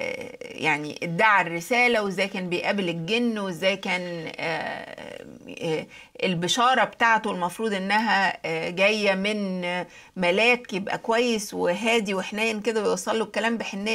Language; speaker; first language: Arabic; native; Arabic